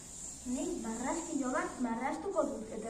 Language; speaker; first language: Basque; non-native, local second language; Spanish